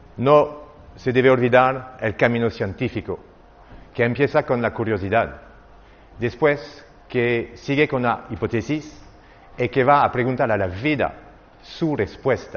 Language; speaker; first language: Spanish; non-native, learner; French